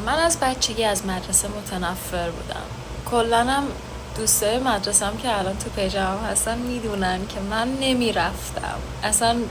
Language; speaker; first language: Persian; native; Persian